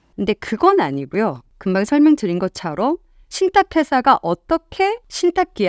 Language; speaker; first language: Korean; native; Korean